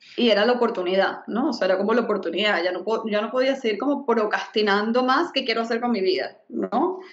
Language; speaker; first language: Spanish; native; Spanish